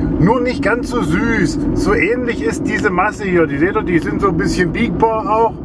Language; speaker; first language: German; native; German